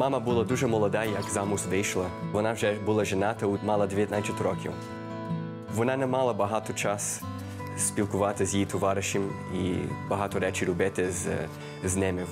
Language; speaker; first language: Ukrainian; early bilingual, heritage; Ukrainian